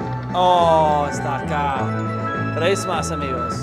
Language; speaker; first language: Spanish; non-native, learner; English